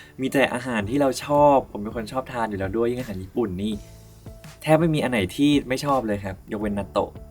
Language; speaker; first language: Thai; native; Thai